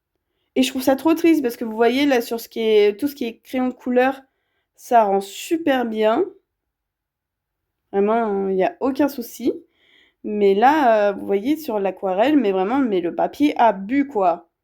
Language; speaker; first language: French; native; French